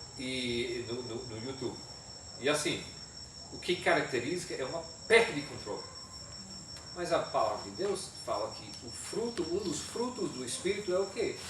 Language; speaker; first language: Portuguese; non-native, fluent; English